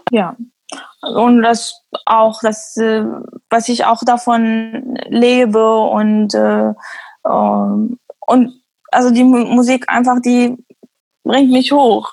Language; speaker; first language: German; non-native, fluent; Arabic